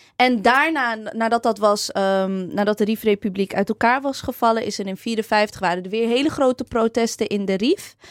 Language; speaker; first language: Dutch; early bilingual, other home language; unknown